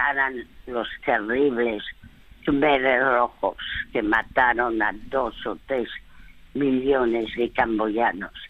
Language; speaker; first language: Spanish; early bilingual, other home language; French